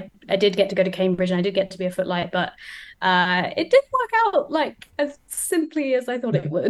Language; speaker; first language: English; native; English